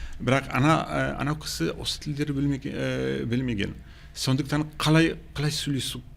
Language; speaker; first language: Kazakh; non-native, fluent; Polish